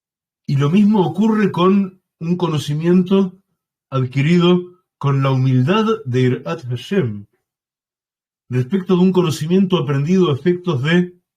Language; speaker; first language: Spanish; native; Spanish